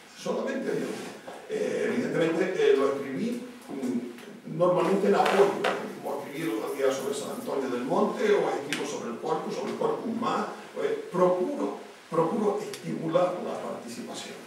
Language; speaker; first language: Spanish; native; Spanish